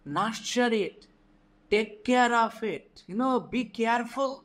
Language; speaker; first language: English; non-native, local second language; Bangla